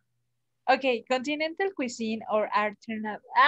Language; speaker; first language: English; non-native, learner; Spanish